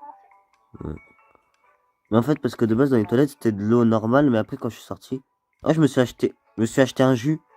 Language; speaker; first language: French; native; French